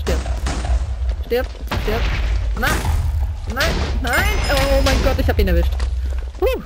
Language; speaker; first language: German; native; German